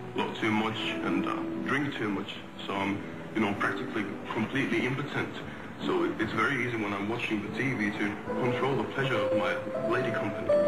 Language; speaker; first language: English; non-native, fluent; Finnish